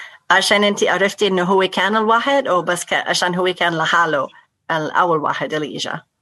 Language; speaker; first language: Arabic; non-native, fluent; English